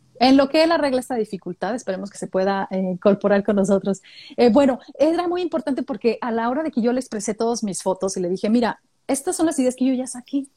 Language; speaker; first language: Spanish; native; Spanish